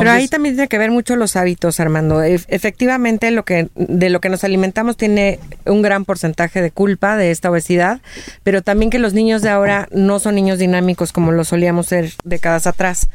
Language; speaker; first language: Spanish; native; Spanish